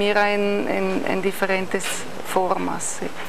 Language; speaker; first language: Spanish; non-native, fluent; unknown